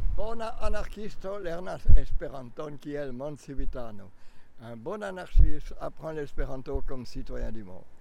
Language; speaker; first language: French; native; French